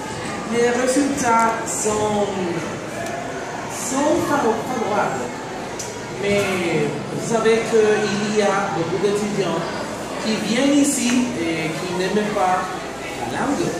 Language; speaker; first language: French; non-native, learner; Spanish